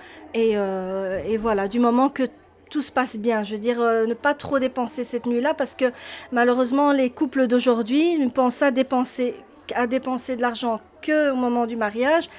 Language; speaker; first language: French; early bilingual, other home language; Arabic